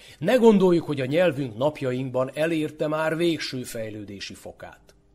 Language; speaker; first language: Hungarian; native; Hungarian